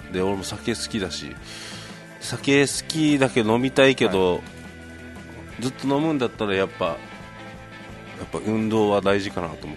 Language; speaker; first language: Japanese; native; Japanese